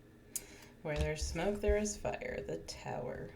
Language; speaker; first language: English; native; English